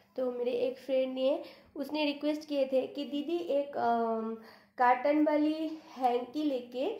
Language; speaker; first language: Hindi; non-native, local second language; Bangla